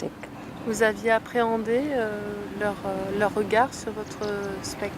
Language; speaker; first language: French; native; French